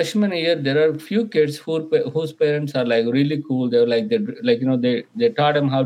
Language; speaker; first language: English; non-native, local second language; Telugu